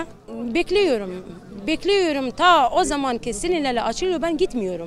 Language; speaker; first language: Turkish; non-native, learner; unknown